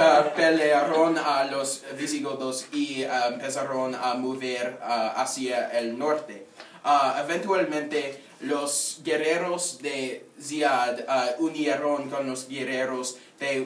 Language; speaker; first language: Spanish; non-native, learner; English